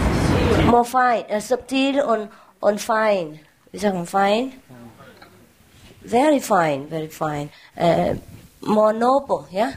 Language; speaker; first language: German; non-native, learner; Vietnamese